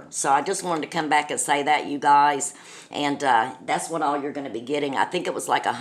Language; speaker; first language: English; native; English